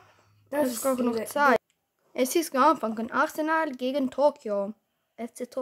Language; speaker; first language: German; non-native, learner; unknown